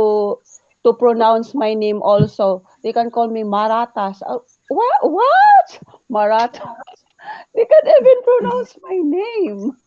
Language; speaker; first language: English; non-native, local second language; Cebuano